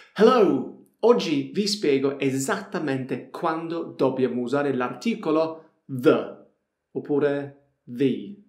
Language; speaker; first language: Italian; non-native, fluent; English